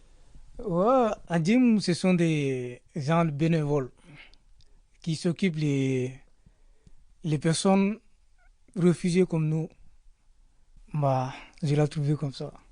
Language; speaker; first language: French; non-native, learner; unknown